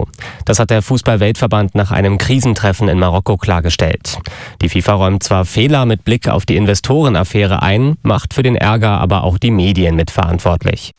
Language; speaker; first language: German; native; German